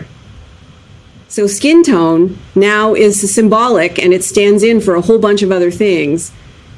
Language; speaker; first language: English; native; English